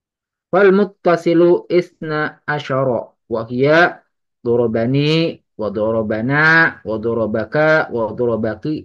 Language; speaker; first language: Arabic; non-native, learner; Indonesian